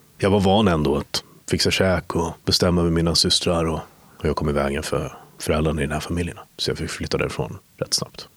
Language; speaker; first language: Swedish; native; Swedish